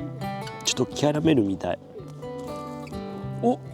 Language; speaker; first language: Japanese; non-native, learner; French